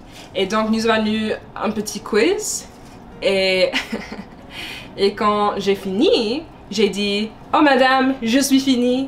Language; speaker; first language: French; non-native, learner; English